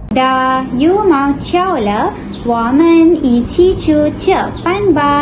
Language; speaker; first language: Chinese; non-native, learner; Malay